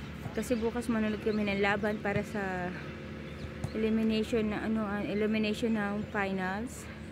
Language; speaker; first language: Filipino; native; Filipino